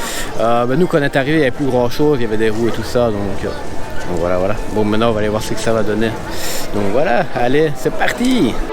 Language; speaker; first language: French; native; French